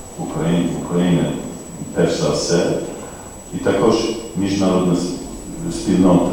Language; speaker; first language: Ukrainian; non-native, fluent; English